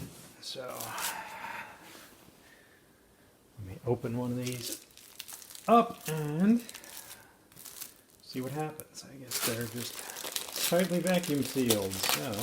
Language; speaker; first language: English; native; English